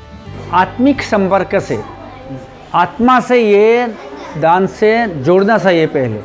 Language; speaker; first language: Hindi; non-native, local second language; Assamese